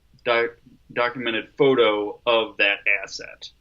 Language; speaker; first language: English; native; English